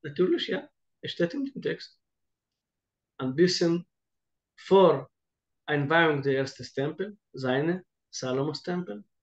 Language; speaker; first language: German; non-native, fluent; Russian